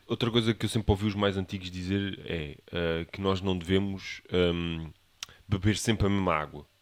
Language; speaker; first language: Portuguese; native; Portuguese